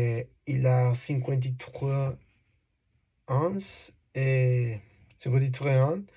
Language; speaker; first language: French; non-native, learner; Spanish